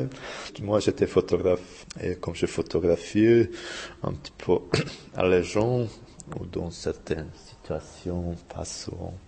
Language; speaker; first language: French; non-native, fluent; Bosnian